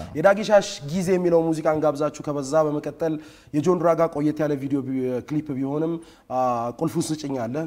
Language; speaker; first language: Amharic; native; Amharic